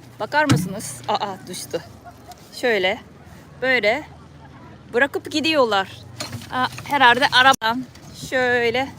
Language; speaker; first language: Turkish; non-native, fluent; Japanese